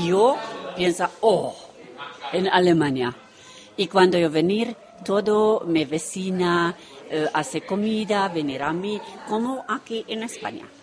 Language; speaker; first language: Spanish; non-native, learner; Romanian